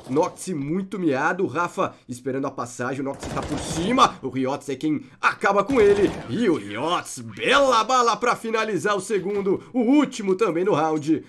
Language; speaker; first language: Portuguese; native; Portuguese